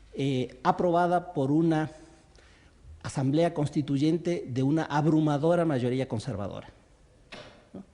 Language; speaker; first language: Spanish; native; Spanish